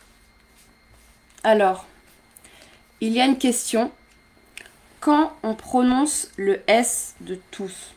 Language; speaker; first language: French; native; French